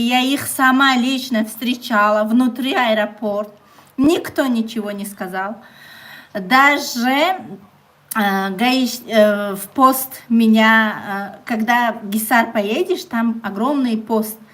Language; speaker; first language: Russian; non-native, local second language; Tajik